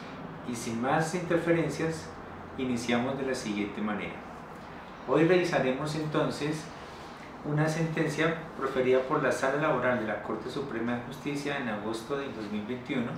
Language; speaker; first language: Spanish; native; Spanish